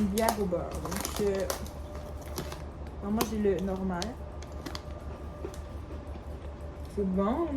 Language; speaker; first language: French; native; French